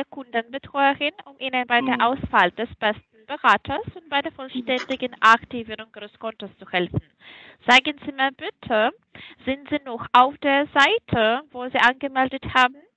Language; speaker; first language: German; non-native, fluent; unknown